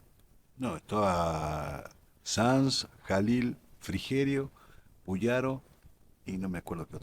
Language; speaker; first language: Spanish; native; Spanish